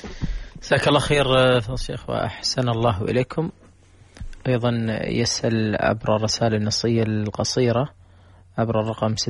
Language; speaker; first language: Arabic; native; Arabic